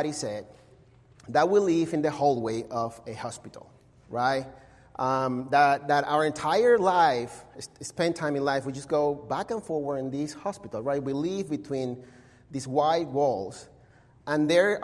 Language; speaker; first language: English; non-native, fluent; Spanish